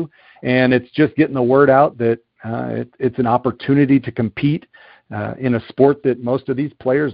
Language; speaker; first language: English; native; English